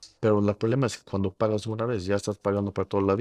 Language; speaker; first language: Spanish; early bilingual, heritage; Spanish